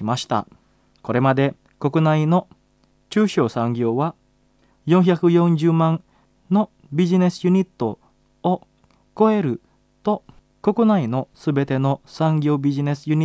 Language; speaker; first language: Japanese; non-native, fluent; Indonesian